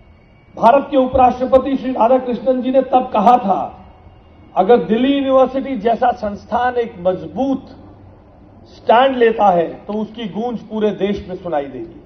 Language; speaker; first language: Hindi; native; Hindi